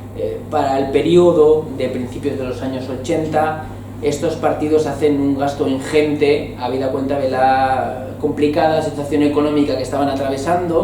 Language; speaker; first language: Spanish; native; Spanish